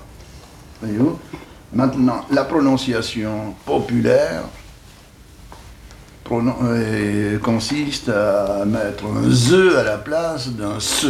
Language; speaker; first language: French; native; French